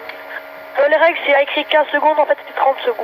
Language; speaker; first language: French; native; French